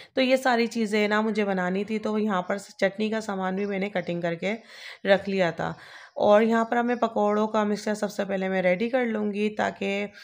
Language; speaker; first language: Urdu; native; Urdu